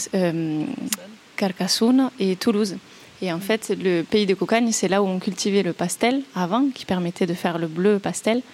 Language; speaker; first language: French; native; French